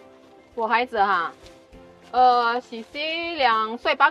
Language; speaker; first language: Chinese; non-native, fluent; Indonesian